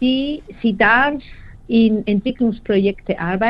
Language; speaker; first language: German; non-native, fluent; Spanish